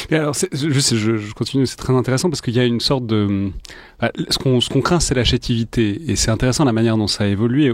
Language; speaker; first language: French; native; French